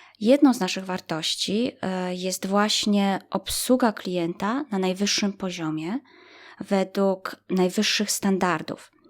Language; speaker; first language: Polish; native; Polish